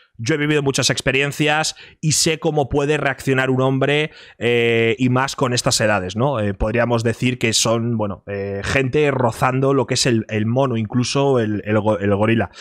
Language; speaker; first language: Spanish; native; Spanish